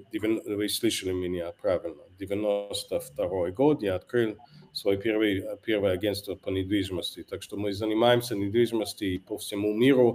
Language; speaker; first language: Russian; non-native, fluent; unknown